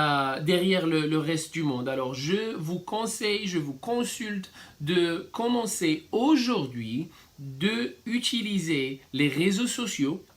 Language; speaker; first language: French; non-native, fluent; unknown